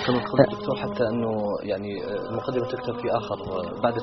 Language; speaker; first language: Arabic; native; Arabic